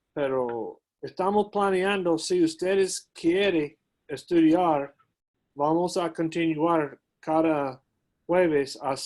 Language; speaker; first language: Spanish; non-native, learner; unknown